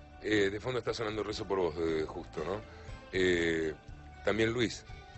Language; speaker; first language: Spanish; native; Spanish